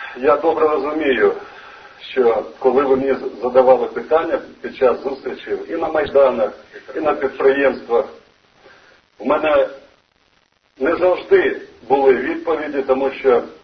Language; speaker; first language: Ukrainian; non-native, local second language; Russian